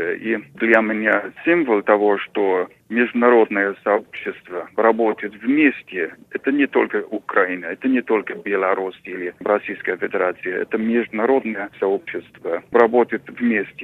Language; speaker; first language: Russian; non-native, fluent; English